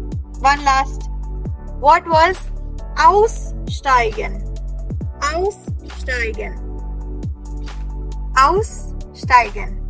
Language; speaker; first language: German; non-native, fluent; Hindi